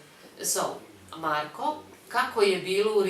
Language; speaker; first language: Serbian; non-native, fluent; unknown